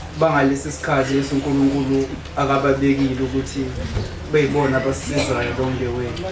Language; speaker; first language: Zulu; native; Zulu